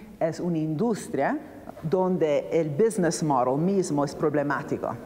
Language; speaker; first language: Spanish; non-native, fluent; Italian